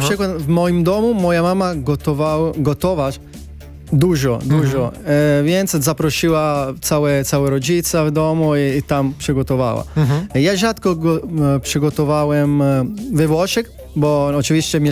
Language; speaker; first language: Polish; non-native, learner; Italian